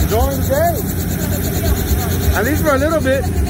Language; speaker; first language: English; early bilingual, other home language; Spanish